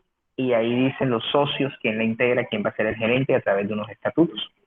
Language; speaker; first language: Spanish; native; Spanish